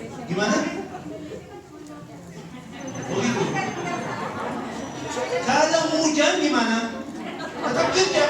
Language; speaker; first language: Indonesian; non-native, fluent; Arabic